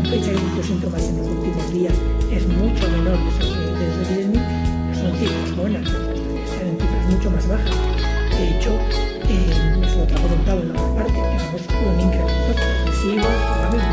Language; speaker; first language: Spanish; native; Spanish